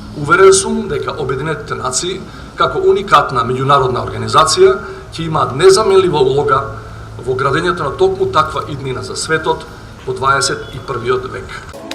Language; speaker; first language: Macedonian; native; Macedonian